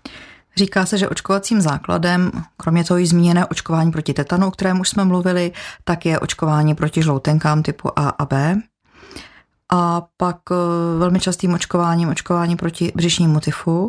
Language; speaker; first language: Czech; native; Czech